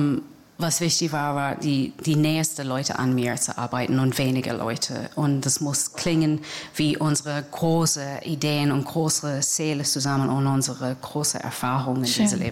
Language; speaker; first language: German; non-native, fluent; English